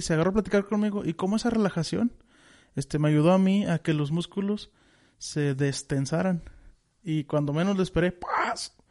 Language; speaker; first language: Spanish; native; Spanish